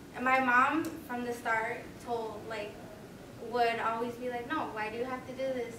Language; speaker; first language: English; native; English